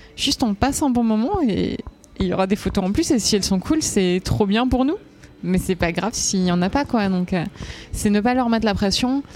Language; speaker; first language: French; native; French